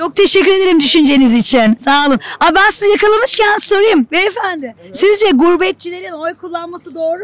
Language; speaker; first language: Turkish; native; Turkish